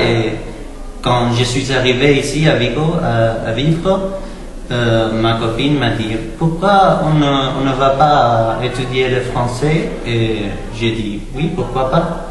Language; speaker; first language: French; non-native, learner; Spanish